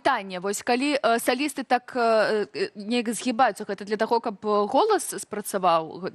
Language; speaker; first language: Belarusian; native; Belarusian